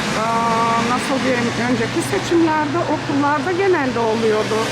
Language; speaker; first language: Turkish; early bilingual, heritage; Turkish